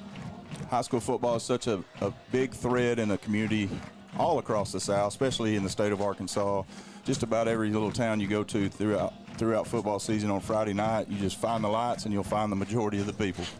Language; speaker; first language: English; native; English